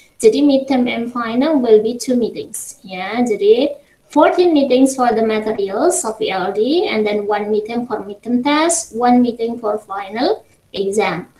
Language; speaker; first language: English; non-native, fluent; Indonesian